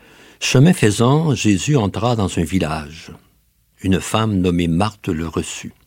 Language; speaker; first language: French; native; French